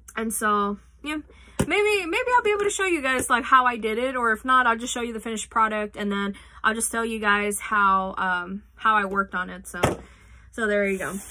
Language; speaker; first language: English; native; English